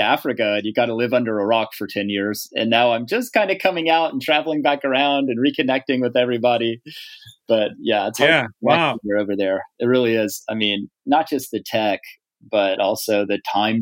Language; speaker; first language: English; native; English